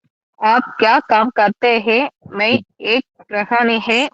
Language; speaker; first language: Hindi; non-native, learner; Tamil